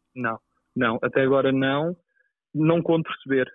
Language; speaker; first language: Portuguese; native; Portuguese